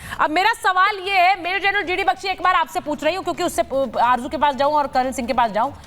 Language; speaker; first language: Hindi; native; Hindi